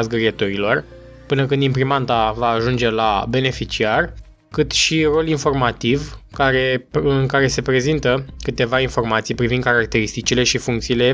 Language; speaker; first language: Romanian; native; Romanian